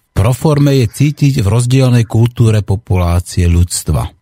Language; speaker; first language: Slovak; native; Slovak